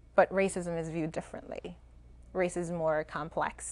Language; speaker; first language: English; non-native, fluent; Spanish